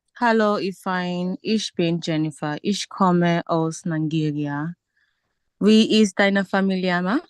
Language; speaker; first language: German; non-native, learner; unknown